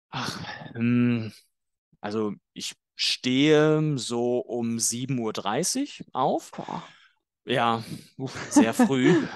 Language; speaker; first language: German; native; German